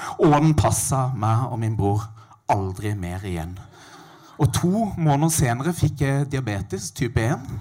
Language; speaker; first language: Norwegian; native; Norwegian